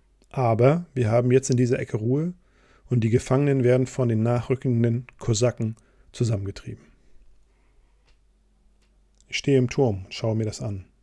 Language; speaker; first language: German; native; German